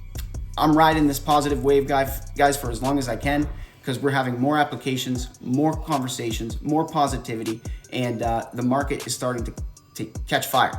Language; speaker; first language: English; native; English